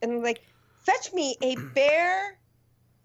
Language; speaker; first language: English; native; English